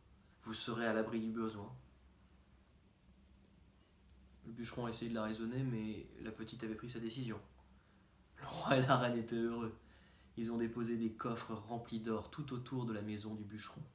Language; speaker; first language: French; native; French